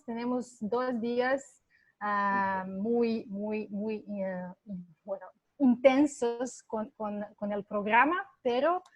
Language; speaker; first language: Spanish; non-native, fluent; Serbian